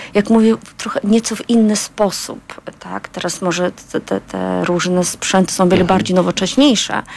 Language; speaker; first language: Polish; non-native, fluent; Azerbaijani